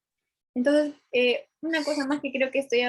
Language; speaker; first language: Spanish; native; Spanish